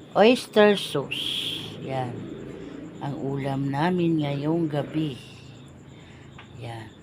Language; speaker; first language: Filipino; non-native, local second language; Cebuano